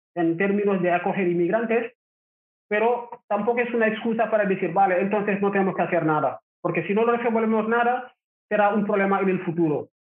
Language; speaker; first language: Spanish; non-native, fluent; Wolof